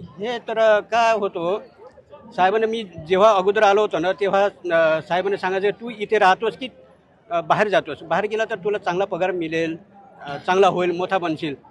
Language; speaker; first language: Marathi; non-native, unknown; Nepali